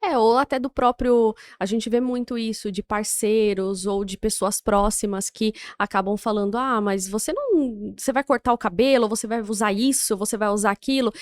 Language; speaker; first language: Portuguese; native; Portuguese